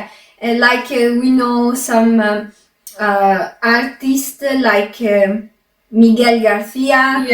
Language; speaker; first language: English; non-native, fluent; Arabic